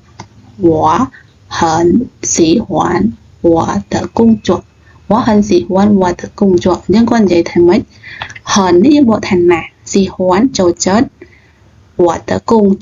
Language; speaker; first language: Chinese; non-native, fluent; Khmer